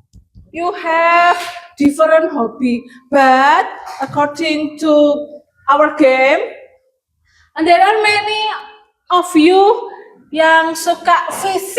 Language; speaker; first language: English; non-native, learner; Indonesian